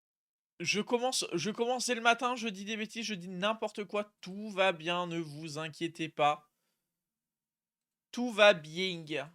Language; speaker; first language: French; native; French